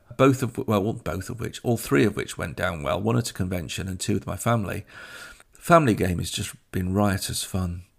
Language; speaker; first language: English; native; English